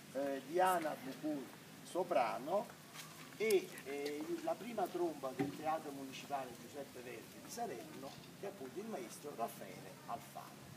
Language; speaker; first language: Italian; native; Italian